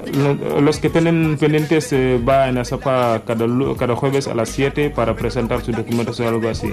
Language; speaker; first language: Spanish; non-native, learner; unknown